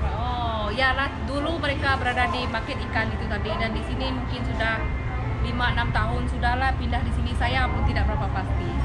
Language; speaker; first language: Malay; non-native, local second language; Iban